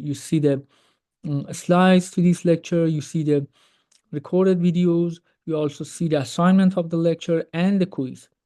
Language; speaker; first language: English; non-native, fluent; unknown